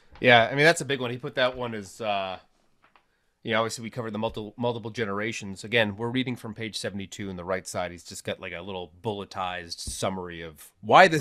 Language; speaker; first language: English; native; English